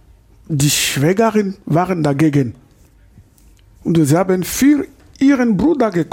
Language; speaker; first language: German; non-native, learner; Lingala